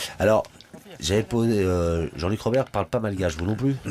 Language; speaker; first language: French; native; French